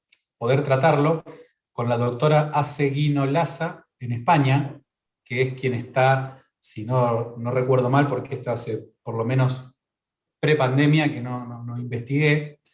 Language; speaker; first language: Spanish; native; Spanish